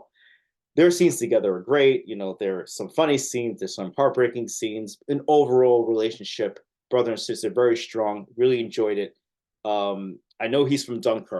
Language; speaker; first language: English; native; English